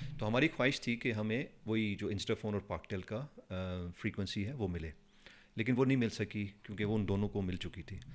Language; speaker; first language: Urdu; non-native, fluent; Punjabi